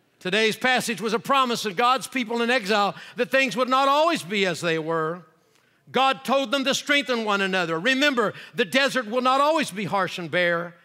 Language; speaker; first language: English; native; English